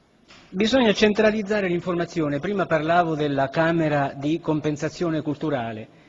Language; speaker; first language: Italian; native; Italian